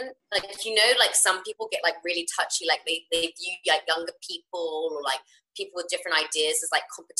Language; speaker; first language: English; native; English